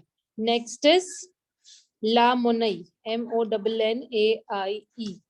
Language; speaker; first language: French; non-native, fluent; Hindi